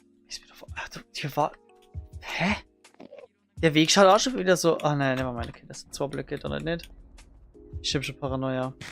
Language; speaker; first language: German; native; German